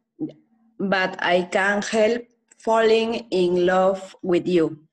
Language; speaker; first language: English; non-native, learner; Spanish